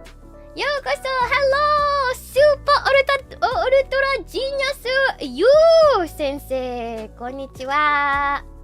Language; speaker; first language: Japanese; non-native, learner; English